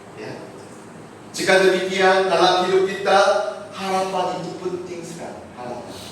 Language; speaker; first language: Indonesian; non-native, fluent; Korean